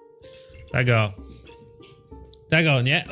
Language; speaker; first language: Polish; native; Polish